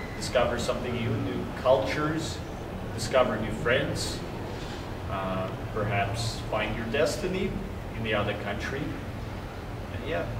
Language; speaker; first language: English; non-native, fluent; Ukrainian